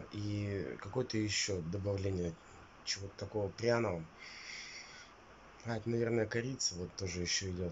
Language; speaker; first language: Russian; native; Russian